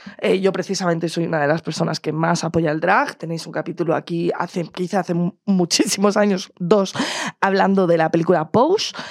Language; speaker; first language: Spanish; native; Spanish